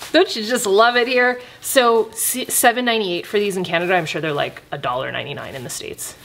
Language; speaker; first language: English; native; English